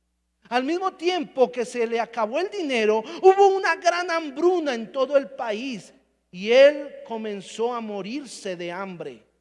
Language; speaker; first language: Spanish; native; Spanish